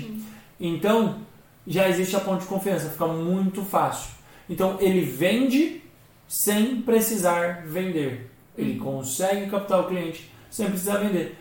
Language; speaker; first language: Portuguese; native; Portuguese